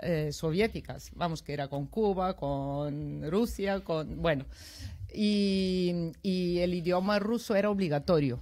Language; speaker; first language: Spanish; non-native, fluent; Bulgarian